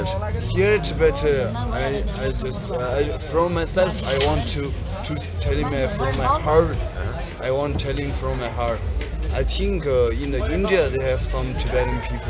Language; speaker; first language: English; non-native, learner; Tibetan